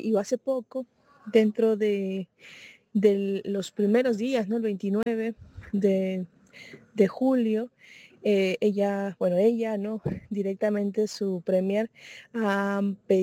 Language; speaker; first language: Spanish; native; Spanish